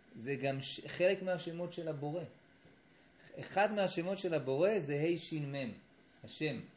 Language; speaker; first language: Hebrew; native; Hebrew